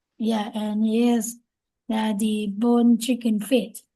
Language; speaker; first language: English; non-native, learner; Vietnamese